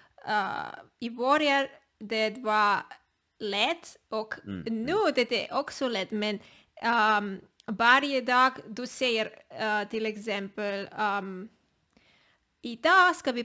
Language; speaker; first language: Swedish; non-native, learner; Spanish